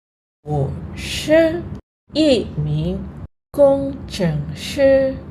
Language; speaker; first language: Chinese; non-native, fluent; Indonesian